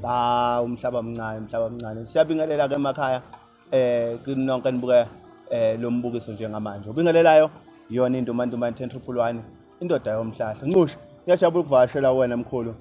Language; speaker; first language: Zulu; native; Zulu